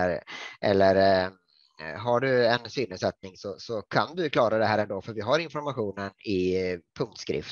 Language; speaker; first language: Swedish; native; Swedish